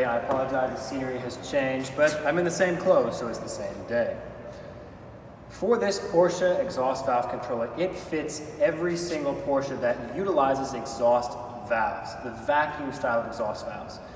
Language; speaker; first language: English; native; English